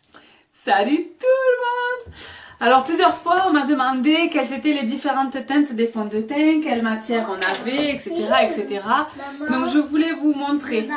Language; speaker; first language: French; native; French